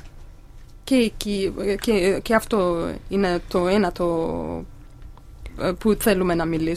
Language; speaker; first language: Greek; non-native, learner; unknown